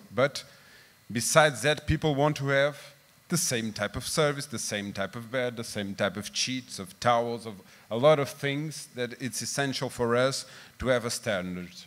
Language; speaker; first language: English; non-native, fluent; Portuguese